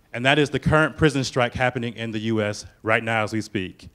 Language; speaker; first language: English; native; English